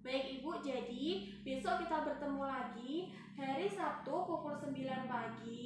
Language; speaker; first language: Indonesian; native; Indonesian